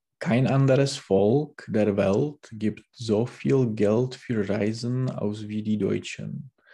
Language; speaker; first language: German; non-native, learner; Czech